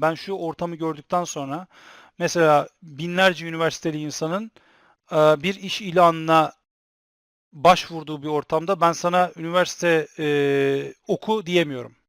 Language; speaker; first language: Turkish; native; Turkish